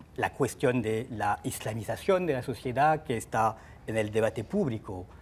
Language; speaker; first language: Spanish; non-native, fluent; French